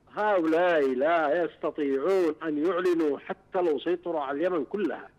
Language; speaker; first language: Arabic; native; Arabic